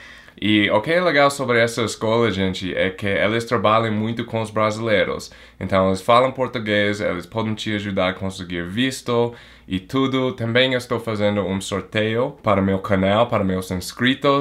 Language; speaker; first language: Portuguese; non-native, fluent; English